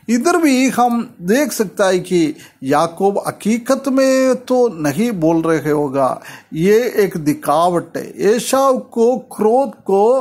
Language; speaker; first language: Hindi; non-native, local second language; Malayalam